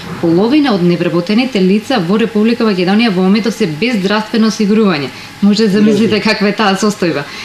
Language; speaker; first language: Macedonian; non-native, local second language; Romany